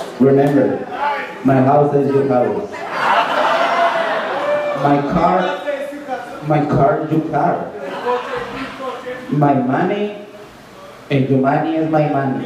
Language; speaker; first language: English; non-native, local second language; Spanish